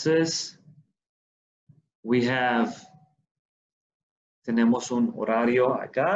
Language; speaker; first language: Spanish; non-native, fluent; Swedish